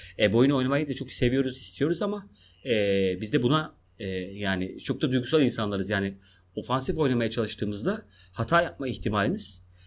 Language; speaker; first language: Turkish; non-native, local second language; Kurdish